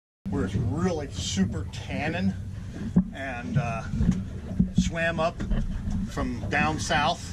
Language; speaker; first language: English; native; English